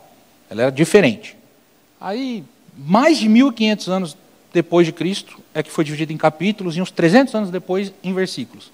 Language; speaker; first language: Portuguese; native; Portuguese